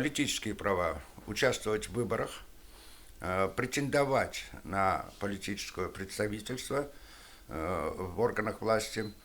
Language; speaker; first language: Russian; native; Russian